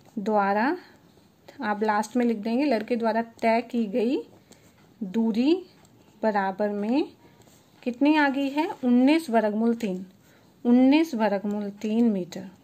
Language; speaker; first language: Hindi; native; Hindi